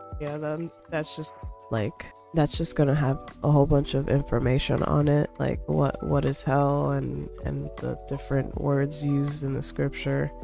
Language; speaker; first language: English; native; English